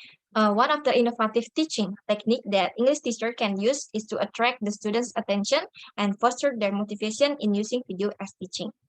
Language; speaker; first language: English; non-native, learner; Indonesian